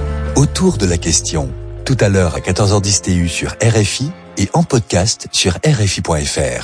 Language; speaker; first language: French; native; French